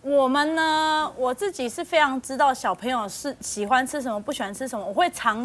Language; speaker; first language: Chinese; native; Chinese